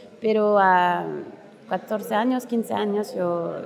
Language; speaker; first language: Spanish; non-native, learner; French